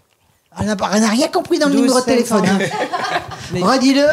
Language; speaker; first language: French; native; French